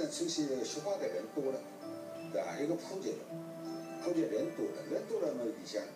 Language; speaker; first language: Chinese; native; Chinese